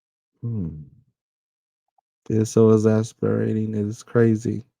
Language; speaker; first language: English; native; English